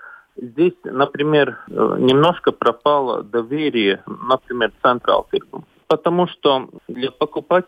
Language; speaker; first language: Russian; non-native, local second language; Latvian